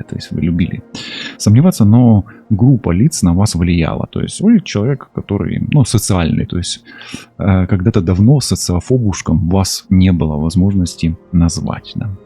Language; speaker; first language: Russian; non-native, local second language; Ukrainian